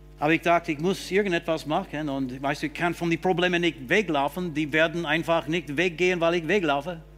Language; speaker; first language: German; non-native, fluent; English